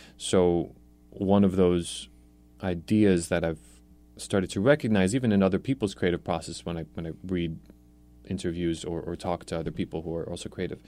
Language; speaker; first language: English; native; English